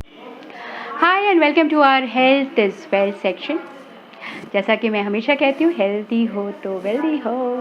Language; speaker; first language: Hindi; native; Hindi